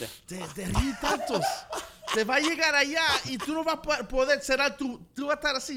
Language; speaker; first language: Spanish; early bilingual, heritage; Spanish